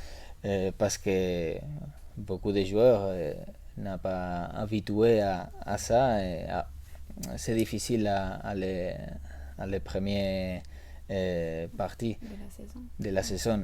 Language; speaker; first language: French; non-native, learner; Spanish